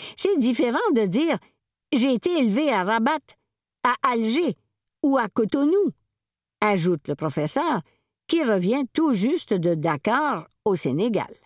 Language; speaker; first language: French; native; French